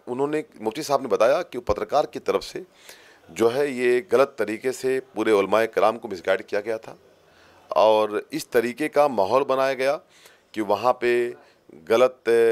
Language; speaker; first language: Hindi; native; Hindi